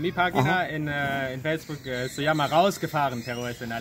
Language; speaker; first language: Spanish; non-native, fluent; German